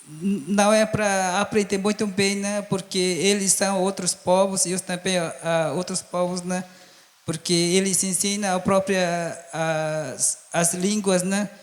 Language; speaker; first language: Portuguese; non-native, local second language; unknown